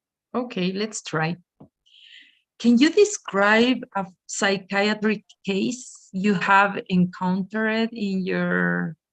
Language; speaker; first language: English; non-native, fluent; Spanish